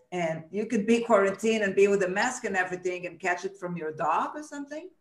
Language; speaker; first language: English; non-native, fluent; Hebrew